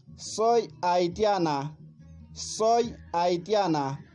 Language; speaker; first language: Spanish; non-native, learner; Haitian Creole